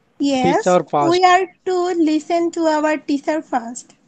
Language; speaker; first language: English; non-native, learner; Bangla